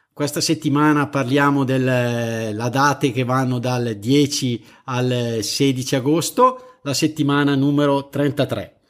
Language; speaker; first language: Italian; native; Italian